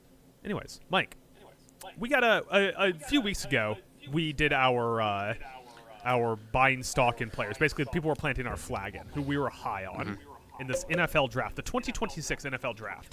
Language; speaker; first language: English; native; English